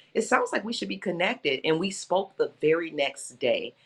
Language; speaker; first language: English; native; English